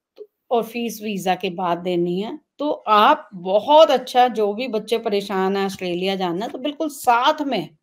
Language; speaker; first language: Hindi; non-native, local second language; Punjabi